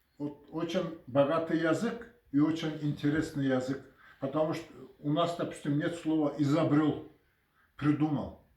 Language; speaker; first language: Russian; non-native, local second language; Karachay-Balkar